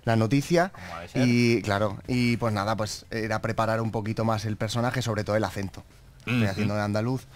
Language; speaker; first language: Spanish; native; Spanish